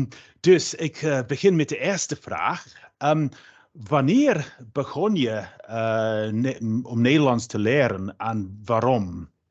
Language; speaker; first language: Dutch; non-native, fluent; English